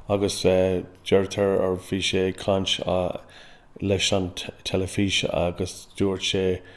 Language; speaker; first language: Irish; non-native, learner; English